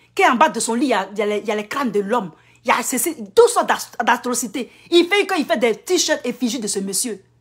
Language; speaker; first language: French; non-native, local second language; Akan